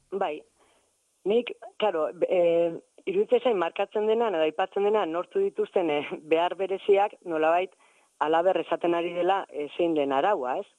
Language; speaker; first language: Basque; native; Basque